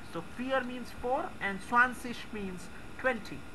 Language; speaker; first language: English; non-native, local second language; Hindi